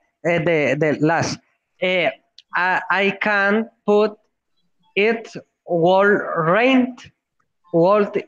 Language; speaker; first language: English; non-native, learner; Spanish